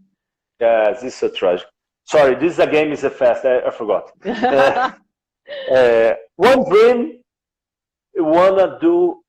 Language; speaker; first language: English; non-native, learner; Portuguese